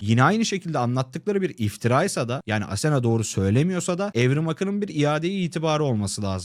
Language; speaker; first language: Turkish; native; Turkish